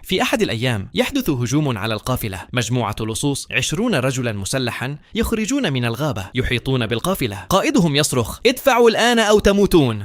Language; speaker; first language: Arabic; native; Arabic